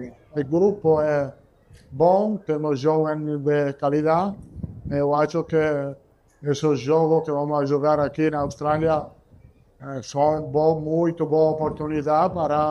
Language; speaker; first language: Portuguese; non-native, learner; Italian